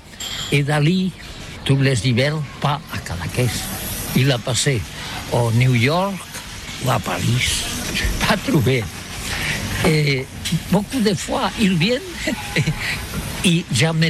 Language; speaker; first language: French; non-native, learner; Catalan